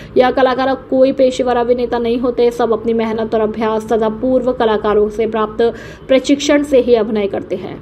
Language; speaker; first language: Hindi; native; Hindi